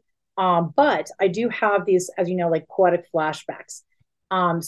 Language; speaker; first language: English; native; English